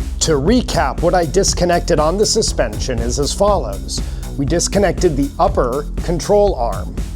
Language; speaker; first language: English; native; English